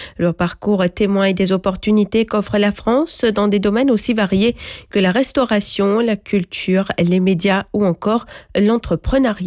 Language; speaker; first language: French; non-native, local second language; Morisyen